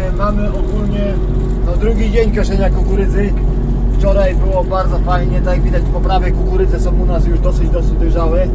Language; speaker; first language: Polish; native; Polish